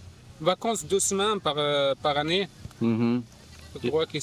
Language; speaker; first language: French; non-native, learner; Arabic